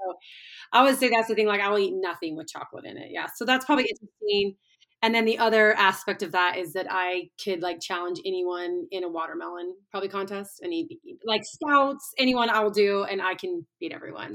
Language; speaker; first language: English; native; English